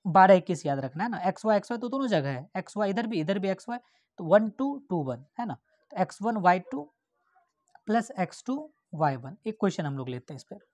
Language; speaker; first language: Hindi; native; Hindi